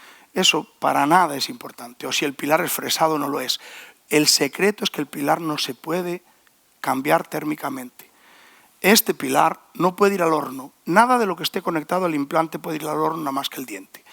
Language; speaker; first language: Spanish; native; Spanish